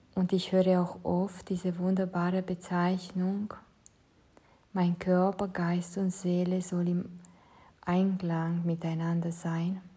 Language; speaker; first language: German; non-native, fluent; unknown